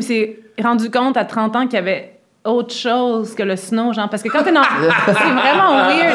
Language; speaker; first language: French; native; French